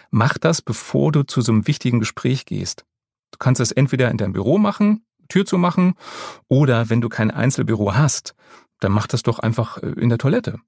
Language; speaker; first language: German; native; German